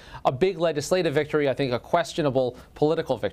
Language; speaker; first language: English; native; English